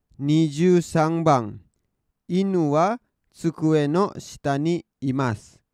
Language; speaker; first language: Japanese; non-native, fluent; Indonesian